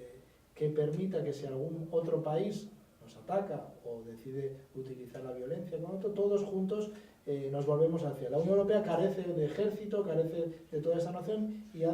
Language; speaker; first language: Spanish; native; Spanish